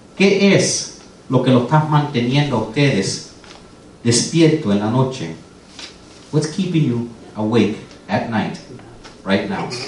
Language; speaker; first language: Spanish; early bilingual, heritage; Spanish